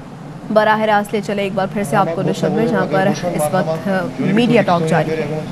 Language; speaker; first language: Urdu; native; Urdu